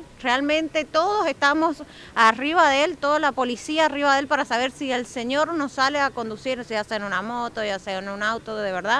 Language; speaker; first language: Spanish; native; Spanish